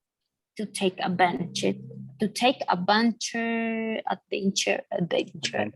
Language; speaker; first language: English; non-native, learner; Spanish